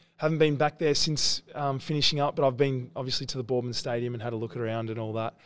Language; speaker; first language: English; native; English